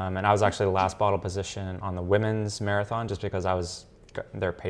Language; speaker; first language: English; native; English